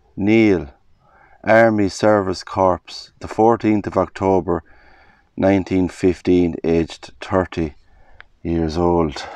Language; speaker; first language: English; native; English